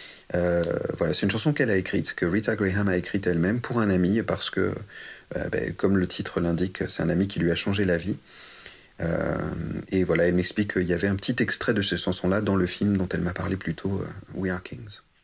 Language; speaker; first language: French; native; French